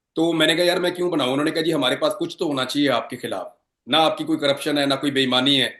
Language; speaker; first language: Urdu; non-native, local second language; Punjabi